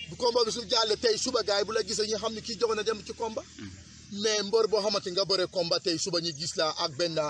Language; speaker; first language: Wolof; non-native, fluent; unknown